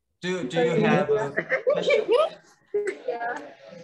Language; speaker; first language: English; non-native, learner; Korean